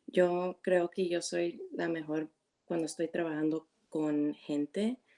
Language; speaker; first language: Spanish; non-native, learner; English